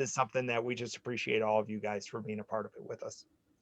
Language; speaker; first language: English; native; English